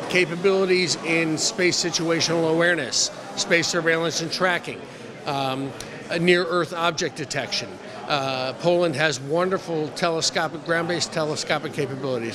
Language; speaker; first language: English; native; English